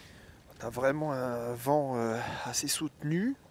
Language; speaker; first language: French; native; French